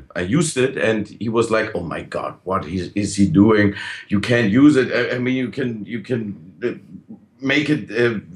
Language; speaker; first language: English; non-native, fluent; German